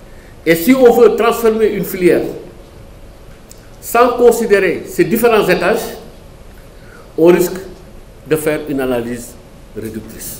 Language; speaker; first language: French; non-native, local second language; Wolof